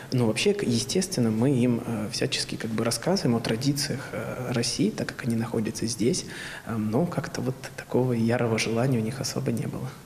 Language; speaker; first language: Russian; native; Russian